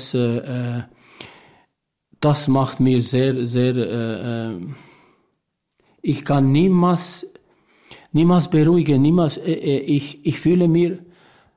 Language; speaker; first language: German; non-native, learner; Albanian